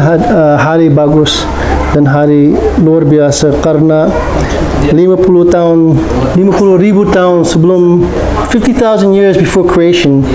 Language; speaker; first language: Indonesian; non-native, learner; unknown